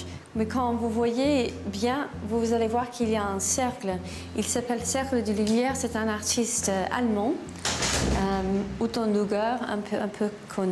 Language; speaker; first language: French; non-native, learner; English